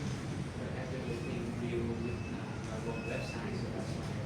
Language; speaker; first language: Vietnamese; native; Vietnamese